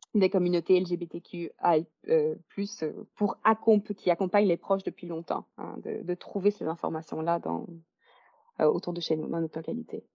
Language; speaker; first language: French; native; French